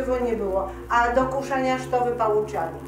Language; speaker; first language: Russian; non-native, learner; Polish